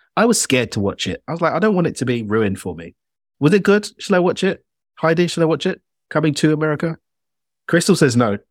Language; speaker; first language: English; native; English